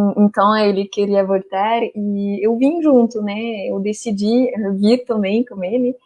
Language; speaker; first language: Portuguese; non-native, fluent; French